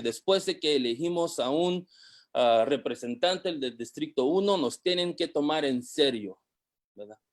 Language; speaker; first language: Spanish; early bilingual, heritage; Spanish